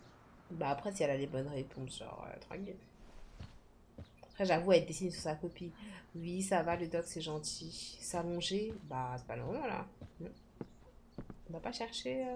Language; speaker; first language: French; native; French